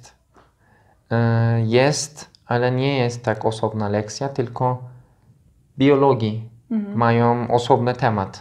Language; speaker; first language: Polish; non-native, learner; Turkish